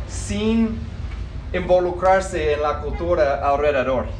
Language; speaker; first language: Spanish; non-native, fluent; English